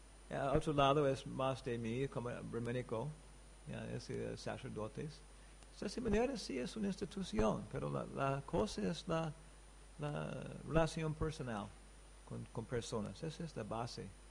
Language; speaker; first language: Spanish; non-native, learner; English